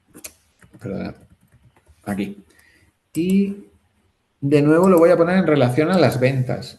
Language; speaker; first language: Spanish; native; Spanish